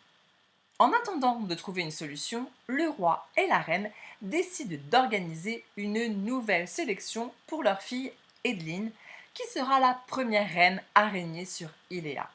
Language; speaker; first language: French; native; French